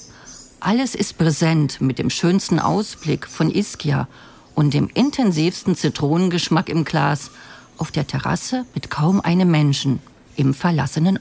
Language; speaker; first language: German; native; German